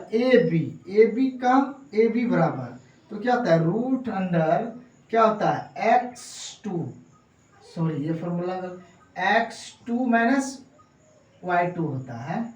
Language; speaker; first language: Hindi; native; Hindi